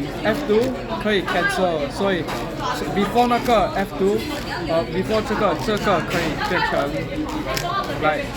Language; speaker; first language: Chinese; non-native, learner; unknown